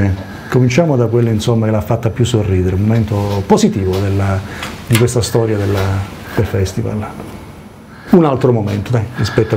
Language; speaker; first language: Italian; native; Italian